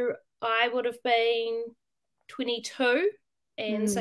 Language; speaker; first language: English; native; English